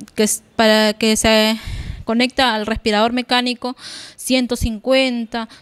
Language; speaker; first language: Spanish; native; Spanish